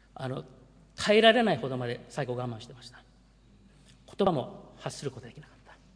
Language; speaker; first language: Japanese; early bilingual, heritage; Japanese